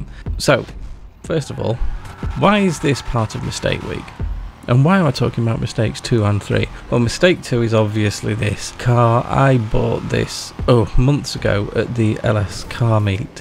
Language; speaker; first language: English; native; English